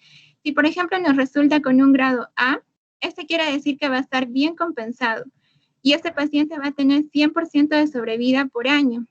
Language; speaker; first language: Spanish; native; Spanish